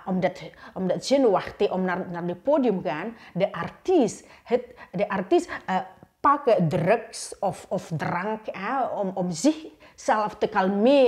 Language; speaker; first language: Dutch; non-native, learner; Indonesian